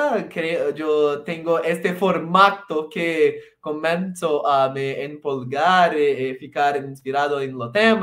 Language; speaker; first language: Spanish; non-native, local second language; Portuguese